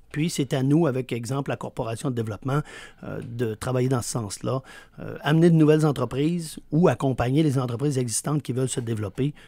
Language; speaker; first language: French; native; French